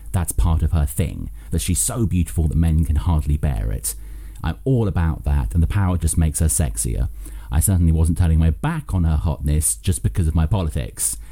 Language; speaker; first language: English; native; English